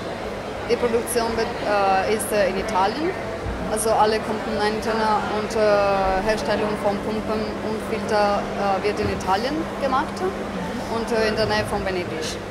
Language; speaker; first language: German; non-native, fluent; Italian